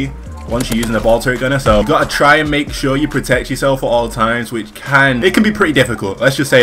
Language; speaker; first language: English; native; English